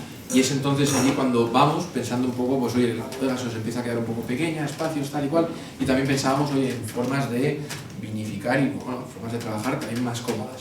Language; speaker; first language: Spanish; native; Spanish